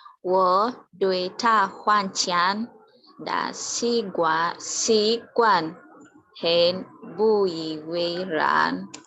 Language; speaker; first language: Chinese; non-native, learner; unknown